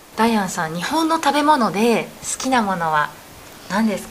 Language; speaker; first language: Japanese; native; Japanese